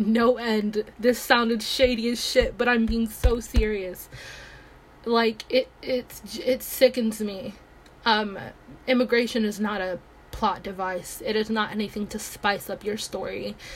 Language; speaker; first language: English; early bilingual, other home language; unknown